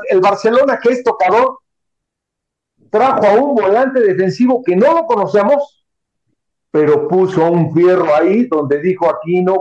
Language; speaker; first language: Spanish; native; Spanish